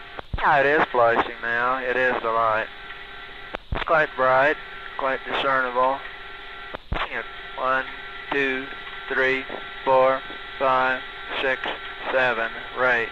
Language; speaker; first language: English; native; English